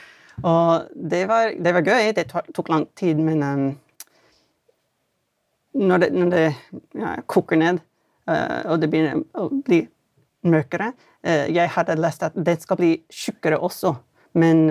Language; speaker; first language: Norwegian; non-native, fluent; English